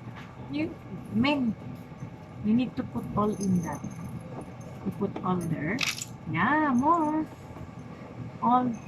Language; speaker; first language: English; non-native, learner; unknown